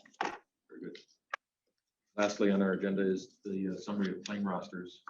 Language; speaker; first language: English; native; English